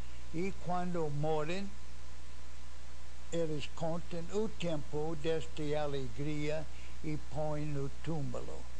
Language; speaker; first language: Portuguese; non-native, fluent; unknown